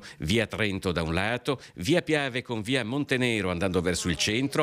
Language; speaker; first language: Italian; native; Italian